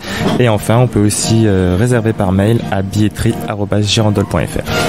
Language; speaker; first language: French; native; French